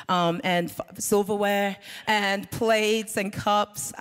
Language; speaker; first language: English; native; English